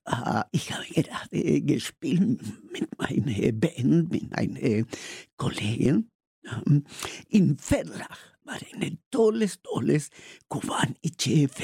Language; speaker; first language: German; non-native, learner; Spanish